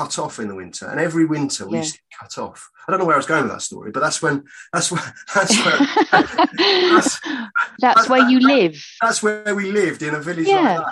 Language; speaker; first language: English; native; English